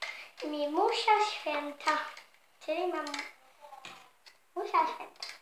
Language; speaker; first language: Polish; early bilingual, heritage; Polish